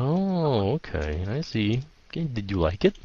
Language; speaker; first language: English; non-native, fluent; Vietnamese